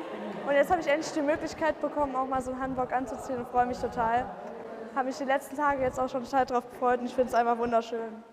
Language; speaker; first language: German; native; German